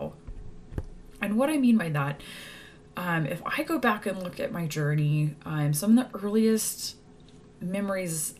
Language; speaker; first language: English; native; English